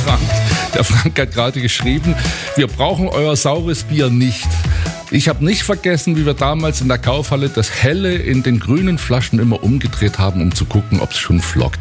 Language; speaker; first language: German; native; German